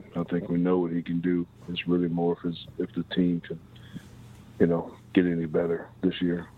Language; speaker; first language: English; native; English